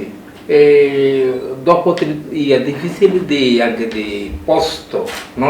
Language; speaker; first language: Italian; non-native, learner; Bangla